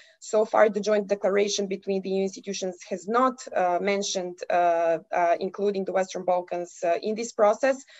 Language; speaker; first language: English; non-native, fluent; Serbian